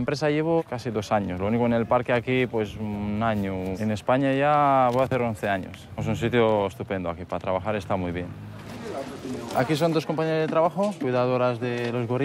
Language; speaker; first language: Spanish; non-native, fluent; Romanian